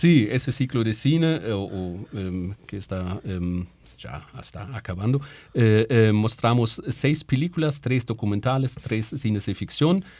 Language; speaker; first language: Spanish; non-native, fluent; German